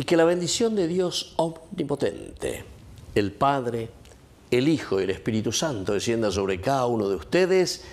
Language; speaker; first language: Spanish; native; Spanish